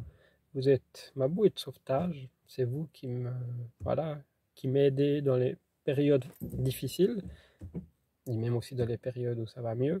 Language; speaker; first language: French; native; French